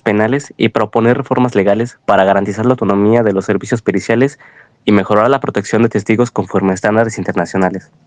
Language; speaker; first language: Spanish; native; Spanish